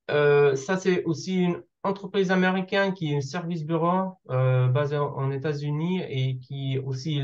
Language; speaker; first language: French; non-native, learner; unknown